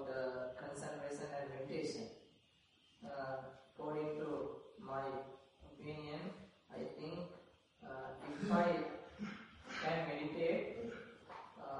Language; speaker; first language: English; non-native, learner; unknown